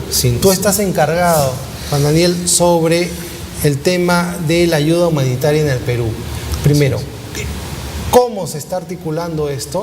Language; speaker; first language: Spanish; native; Spanish